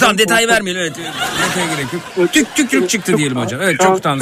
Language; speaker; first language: Turkish; native; Turkish